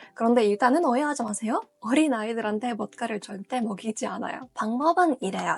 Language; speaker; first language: Korean; non-native, fluent; Russian